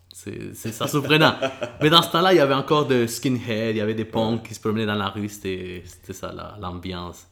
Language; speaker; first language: French; early bilingual, other home language; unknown